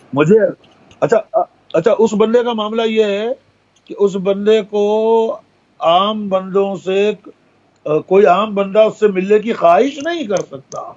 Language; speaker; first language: Urdu; native; Urdu